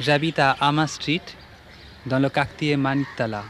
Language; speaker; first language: French; non-native, fluent; Bangla